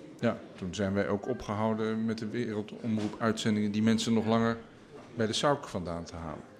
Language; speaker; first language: Dutch; native; Dutch